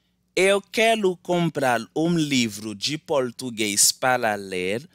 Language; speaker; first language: Portuguese; non-native, learner; Haitian Creole